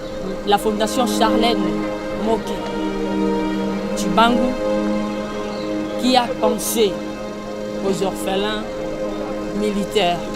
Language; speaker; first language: French; non-native, local second language; Lingala